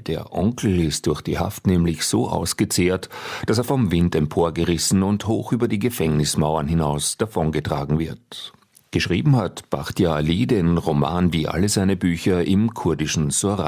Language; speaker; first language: German; native; German